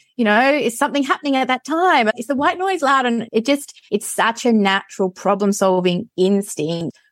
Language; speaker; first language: English; native; English